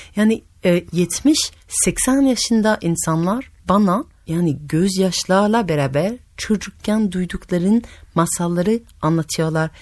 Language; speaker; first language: Turkish; non-native, fluent; French